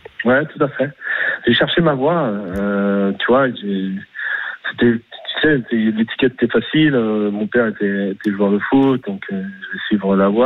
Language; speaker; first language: French; native; French